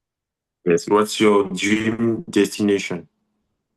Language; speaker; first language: English; non-native, learner; French